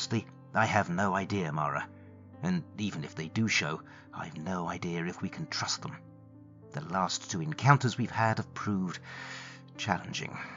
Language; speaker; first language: English; native; English